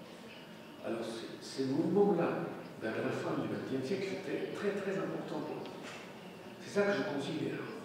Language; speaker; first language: French; non-native, fluent; Spanish